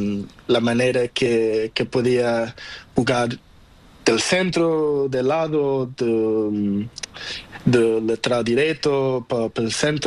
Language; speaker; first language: Spanish; non-native, learner; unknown